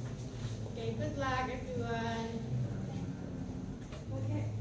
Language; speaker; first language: English; non-native, fluent; Indonesian